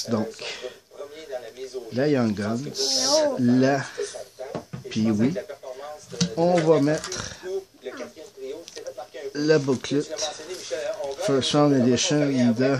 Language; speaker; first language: French; native; French